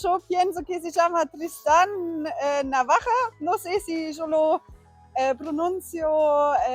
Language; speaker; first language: Spanish; non-native, learner; German